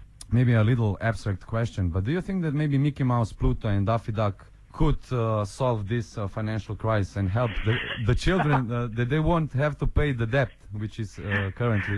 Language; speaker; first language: English; non-native, learner; Slovenian